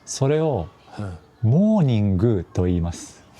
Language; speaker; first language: Japanese; non-native, fluent; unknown